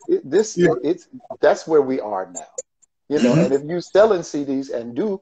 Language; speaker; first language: English; native; English